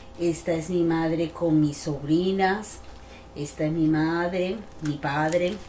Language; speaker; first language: Spanish; native; Spanish